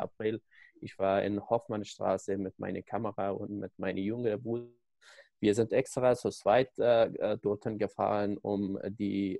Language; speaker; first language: German; non-native, learner; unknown